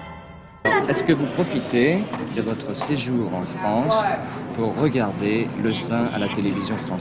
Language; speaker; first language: French; native; French